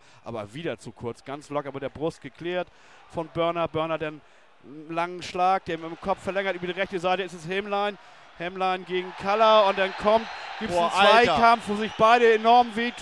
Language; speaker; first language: German; native; German